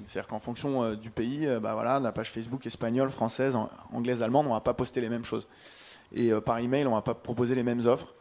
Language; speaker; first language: French; native; French